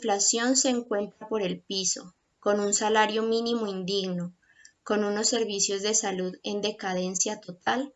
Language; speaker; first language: Spanish; native; Spanish